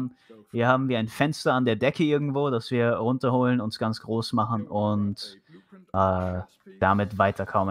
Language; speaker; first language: German; native; German